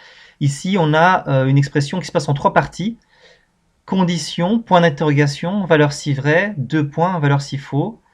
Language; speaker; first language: French; native; French